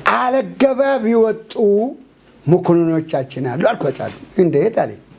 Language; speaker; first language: Amharic; non-native, local second language; Oromo